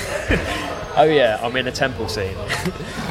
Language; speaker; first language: English; native; English